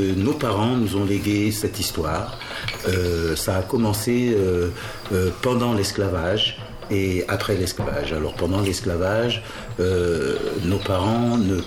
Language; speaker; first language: French; native; French